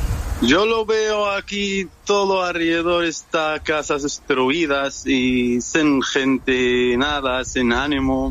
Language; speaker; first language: Spanish; non-native, fluent; Arabic